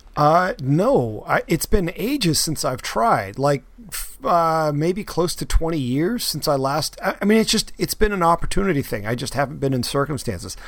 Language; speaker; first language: English; native; English